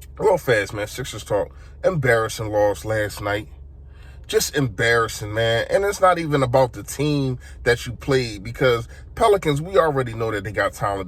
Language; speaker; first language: English; native; English